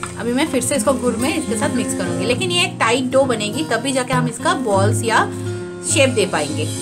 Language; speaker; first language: Hindi; non-native, local second language; Bangla